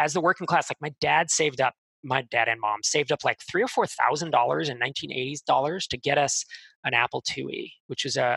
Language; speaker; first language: English; native; English